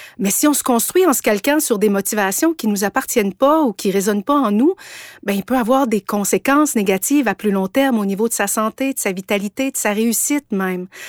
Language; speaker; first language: French; native; French